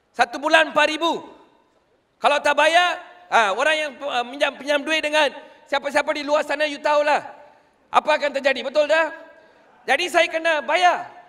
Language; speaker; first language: Malay; non-native, local second language; Tamil